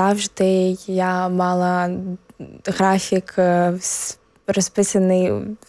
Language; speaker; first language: Ukrainian; native; Ukrainian